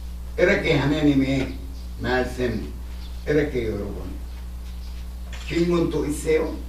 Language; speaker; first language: Korean; non-native, learner; Arabic